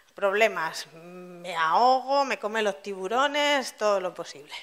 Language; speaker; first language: Spanish; native; Spanish